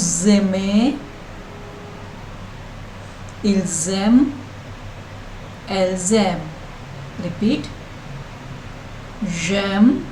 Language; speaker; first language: French; non-native, learner; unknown